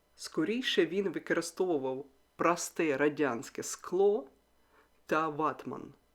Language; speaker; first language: Ukrainian; non-native, local second language; Russian